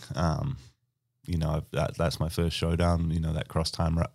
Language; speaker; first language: English; native; English